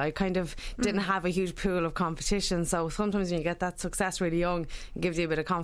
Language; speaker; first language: English; native; English